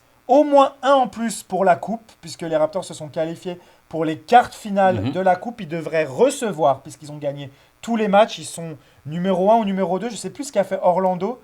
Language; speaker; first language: French; native; French